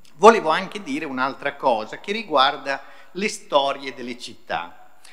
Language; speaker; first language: Italian; native; Italian